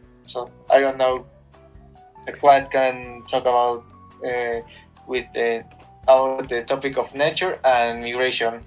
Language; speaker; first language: English; non-native, learner; Spanish